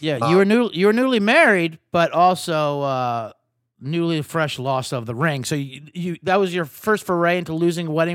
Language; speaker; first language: English; native; English